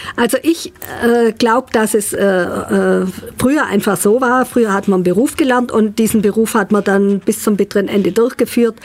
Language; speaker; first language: German; native; German